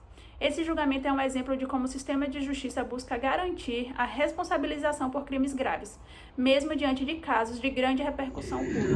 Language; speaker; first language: Portuguese; native; Portuguese